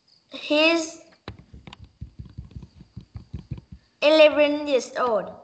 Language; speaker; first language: English; non-native, learner; Vietnamese